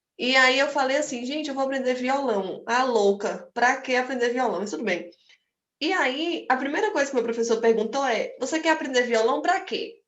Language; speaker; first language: Portuguese; native; Portuguese